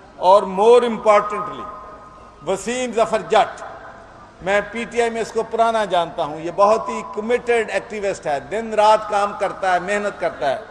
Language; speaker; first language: Urdu; non-native, local second language; Punjabi